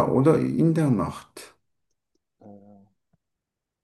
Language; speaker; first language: German; non-native, learner; Turkish